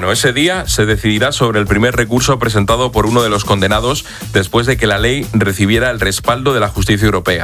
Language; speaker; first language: Spanish; native; Spanish